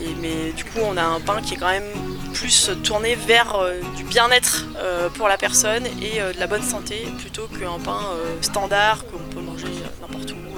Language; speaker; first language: French; native; French